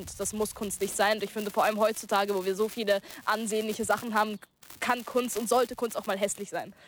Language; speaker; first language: German; early bilingual, other home language; Russian